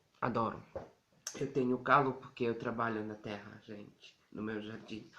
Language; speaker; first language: Portuguese; non-native, learner; Ukrainian